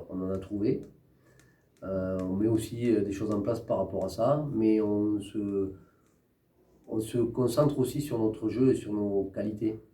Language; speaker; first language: French; native; French